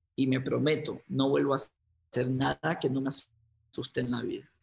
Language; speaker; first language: Spanish; native; Spanish